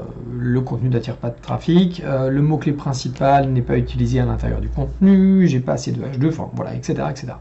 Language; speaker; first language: French; native; French